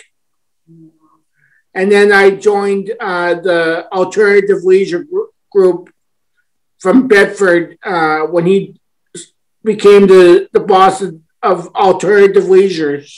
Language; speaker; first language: English; native; English